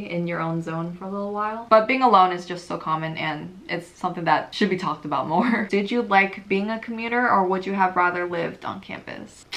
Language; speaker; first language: English; native; English